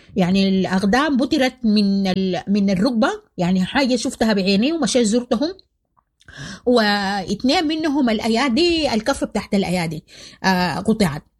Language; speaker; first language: Arabic; native; Arabic